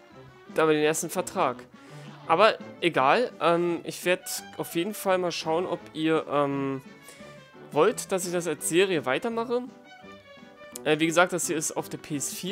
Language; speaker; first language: German; native; German